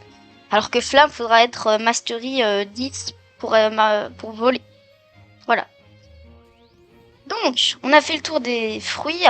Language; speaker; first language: French; native; French